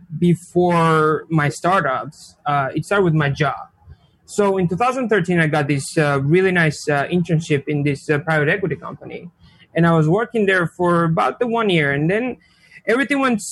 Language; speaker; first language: English; non-native, fluent; Georgian